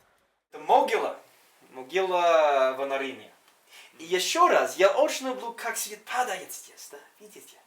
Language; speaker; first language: Russian; non-native, fluent; English